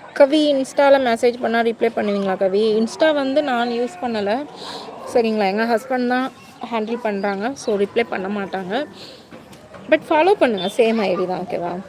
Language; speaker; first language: Tamil; non-native, local second language; Telugu